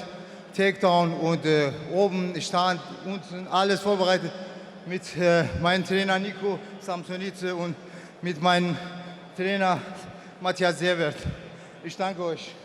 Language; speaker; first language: German; non-native, fluent; Persian